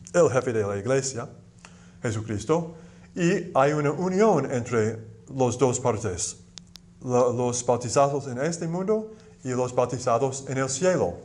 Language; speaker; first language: Spanish; non-native, fluent; English